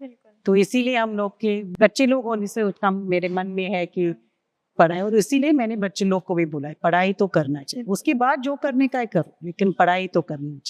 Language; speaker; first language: Hindi; non-native, local second language; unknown